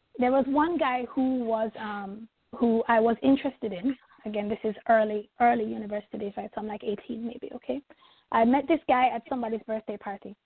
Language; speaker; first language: English; native; English